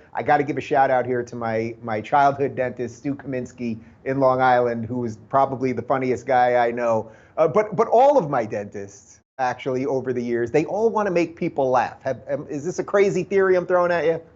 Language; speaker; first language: English; native; English